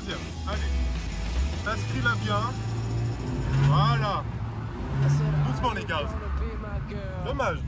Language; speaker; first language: French; native; French